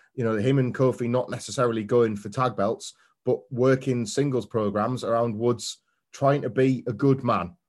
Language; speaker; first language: English; native; English